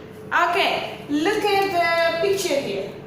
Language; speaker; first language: English; non-native, local second language; Indonesian